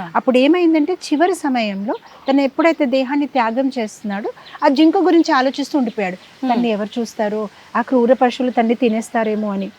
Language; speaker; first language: Telugu; non-native, fluent; Gujarati